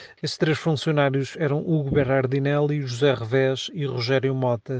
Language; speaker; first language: Portuguese; native; Portuguese